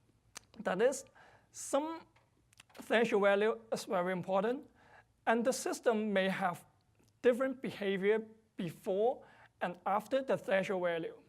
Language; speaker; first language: English; non-native, fluent; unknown